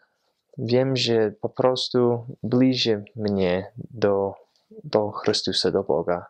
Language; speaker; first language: Polish; non-native, fluent; English